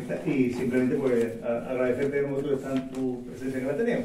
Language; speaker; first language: Spanish; native; Spanish